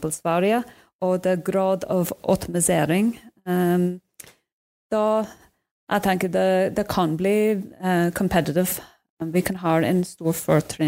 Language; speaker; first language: Norwegian; non-native, fluent; English